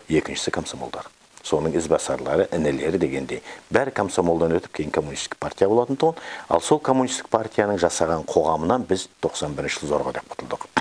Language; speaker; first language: Kazakh; native; Kazakh